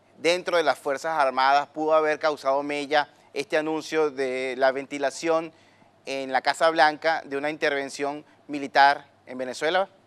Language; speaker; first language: Spanish; native; Spanish